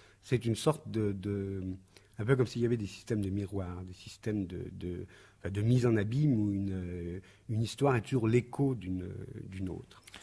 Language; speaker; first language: French; native; French